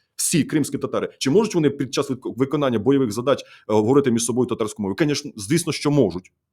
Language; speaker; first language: Ukrainian; native; Ukrainian